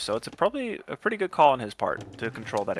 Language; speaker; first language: English; native; English